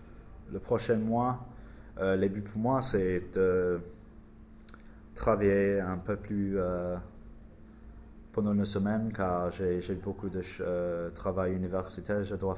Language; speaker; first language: French; non-native, learner; English